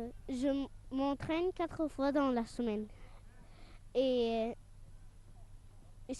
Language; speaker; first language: French; non-native, local second language; Arabic